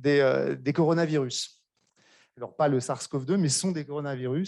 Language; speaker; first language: French; native; French